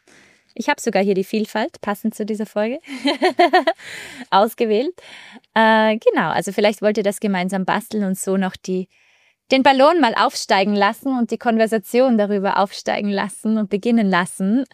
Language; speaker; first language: German; native; German